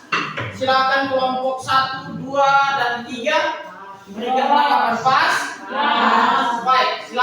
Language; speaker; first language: Indonesian; native; Indonesian